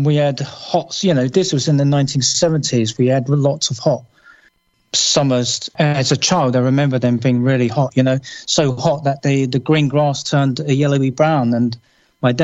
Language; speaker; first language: English; native; English